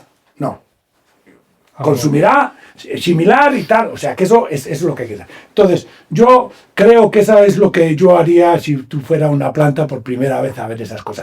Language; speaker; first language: Spanish; native; Spanish